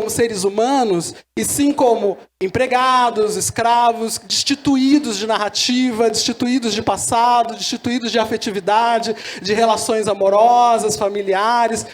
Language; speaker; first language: Portuguese; native; Portuguese